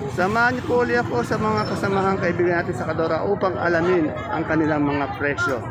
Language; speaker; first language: Filipino; native; Filipino